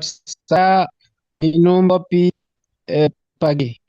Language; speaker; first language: Indonesian; non-native, learner; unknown